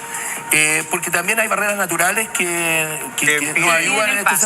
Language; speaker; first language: Spanish; native; Spanish